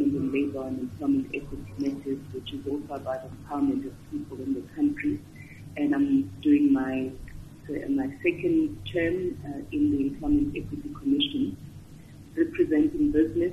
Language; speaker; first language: English; non-native, local second language; Xhosa